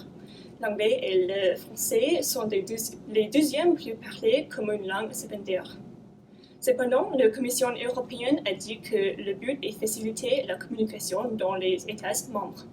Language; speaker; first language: French; non-native, learner; English